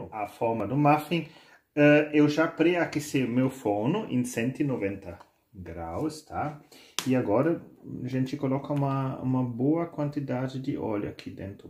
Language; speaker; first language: Portuguese; non-native, learner; German